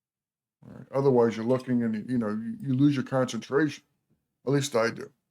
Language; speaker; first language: English; native; English